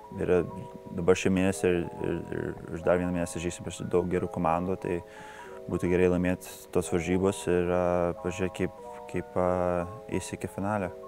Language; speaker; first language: Lithuanian; early bilingual, heritage; Lithuanian